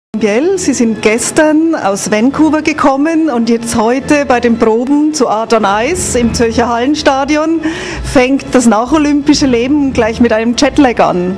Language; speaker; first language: German; native; German